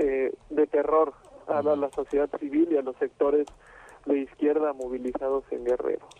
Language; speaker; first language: Spanish; native; Spanish